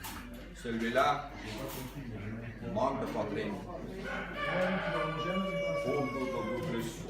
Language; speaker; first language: French; non-native, local second language; Dutch